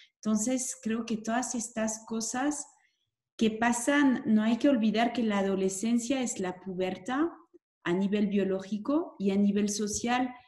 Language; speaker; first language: Spanish; non-native, fluent; French